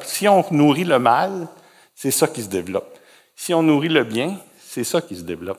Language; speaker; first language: French; native; French